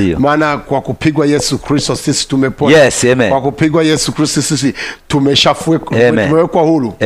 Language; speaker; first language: Swahili; native; Swahili